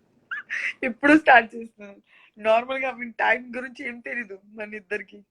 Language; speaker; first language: Telugu; non-native, local second language; Gujarati